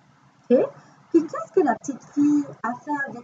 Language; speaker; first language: French; native; French